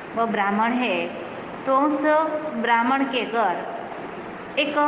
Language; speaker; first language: Hindi; non-native, local second language; Gujarati